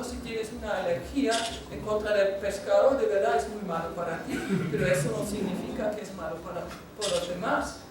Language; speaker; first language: Spanish; non-native, fluent; German